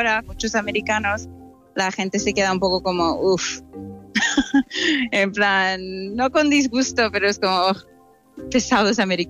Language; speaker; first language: Spanish; non-native, fluent; English